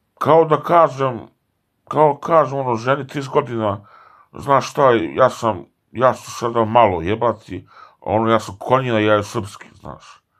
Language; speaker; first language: Serbian; early bilingual, heritage; Serbian